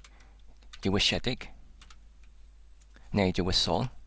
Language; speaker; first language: Welsh; non-native, learner; English